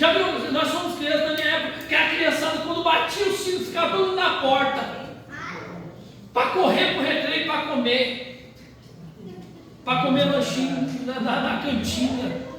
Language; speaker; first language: Portuguese; native; Portuguese